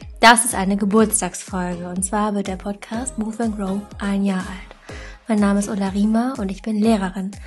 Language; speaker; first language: German; native; German